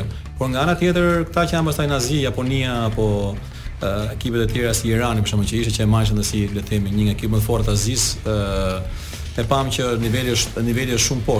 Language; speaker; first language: Albanian; native; Albanian